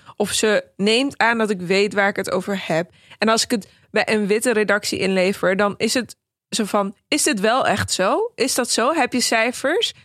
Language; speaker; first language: Dutch; early bilingual, other home language; Persian